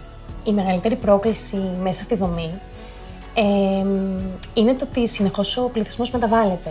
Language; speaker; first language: Greek; native; Greek